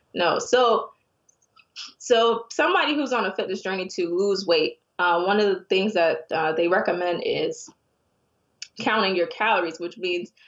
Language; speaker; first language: English; native; English